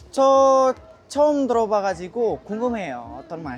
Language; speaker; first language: Korean; non-native, learner; Indonesian